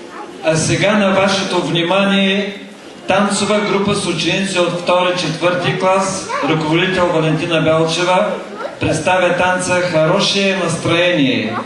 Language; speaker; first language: Bulgarian; native; Bulgarian